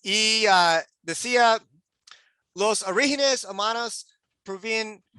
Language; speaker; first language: Spanish; non-native, learner; English